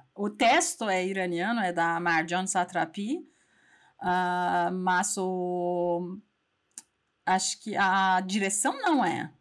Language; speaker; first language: Portuguese; non-native, fluent; Persian